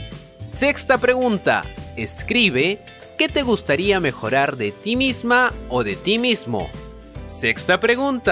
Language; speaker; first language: Spanish; native; Spanish